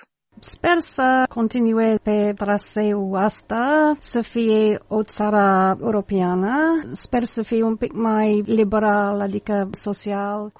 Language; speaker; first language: Romanian; non-native, learner; English